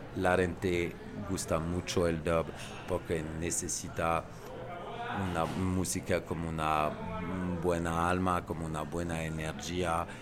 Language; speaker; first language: Spanish; non-native, learner; French